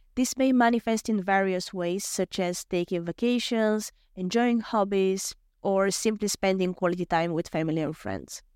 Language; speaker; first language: English; non-native, fluent; Bulgarian